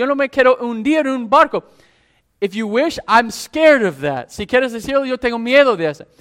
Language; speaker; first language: Spanish; non-native, fluent; English